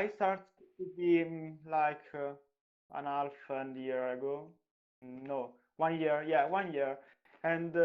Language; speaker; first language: English; non-native, learner; Italian